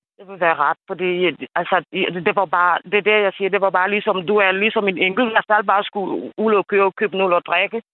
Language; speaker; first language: Danish; non-native, fluent; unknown